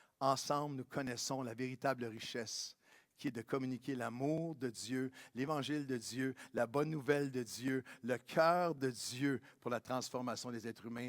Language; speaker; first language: French; native; French